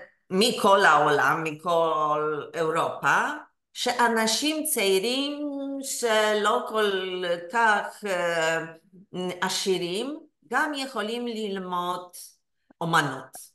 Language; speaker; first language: Hebrew; non-native, learner; Polish